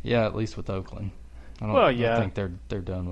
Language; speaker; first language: English; native; English